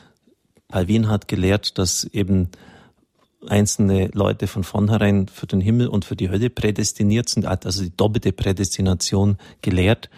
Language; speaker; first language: German; native; German